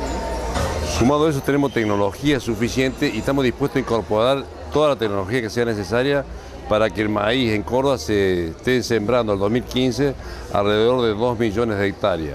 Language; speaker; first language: Spanish; native; Spanish